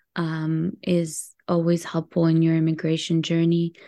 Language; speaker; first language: English; early bilingual, other home language; Hebrew